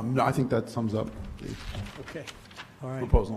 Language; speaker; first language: English; native; English